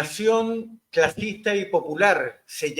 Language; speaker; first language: Spanish; native; Spanish